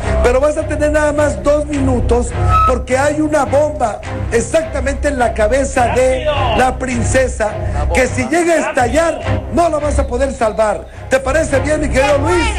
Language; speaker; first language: Spanish; native; Spanish